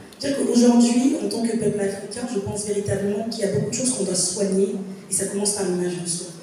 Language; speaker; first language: French; native; French